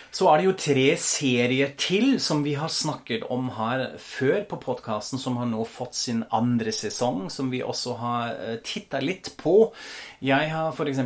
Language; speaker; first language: Norwegian; non-native, fluent; German